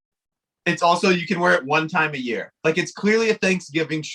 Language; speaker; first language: English; native; English